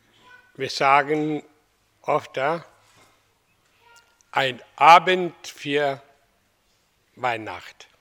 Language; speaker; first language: German; non-native, learner; Hindi